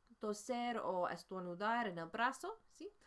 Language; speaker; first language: Spanish; non-native, fluent; English